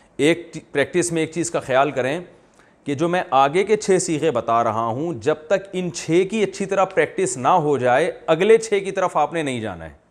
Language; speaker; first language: Urdu; native; Urdu